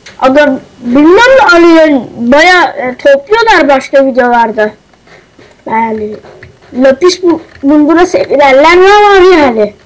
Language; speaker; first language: Turkish; native; Turkish